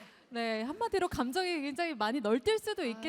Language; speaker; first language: Korean; native; Korean